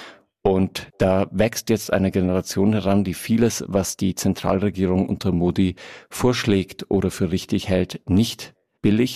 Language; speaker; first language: German; native; German